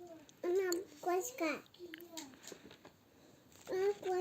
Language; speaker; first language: Russian; early bilingual, other home language; Tajik